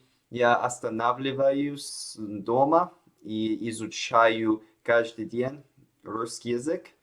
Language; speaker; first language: Russian; non-native, learner; Chinese